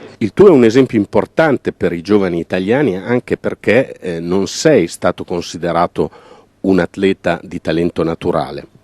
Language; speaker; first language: Italian; native; Italian